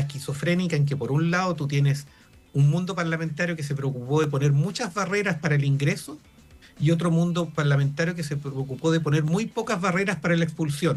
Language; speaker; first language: Spanish; native; Spanish